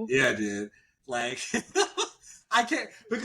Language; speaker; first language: English; native; English